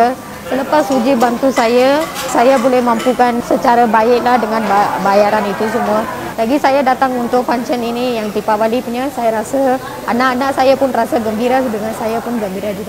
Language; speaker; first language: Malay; non-native, local second language; Tamil